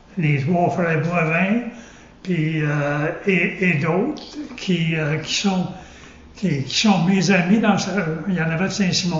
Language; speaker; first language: French; native; French